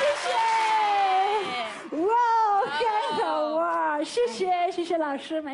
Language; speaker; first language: Chinese; non-native, learner; Spanish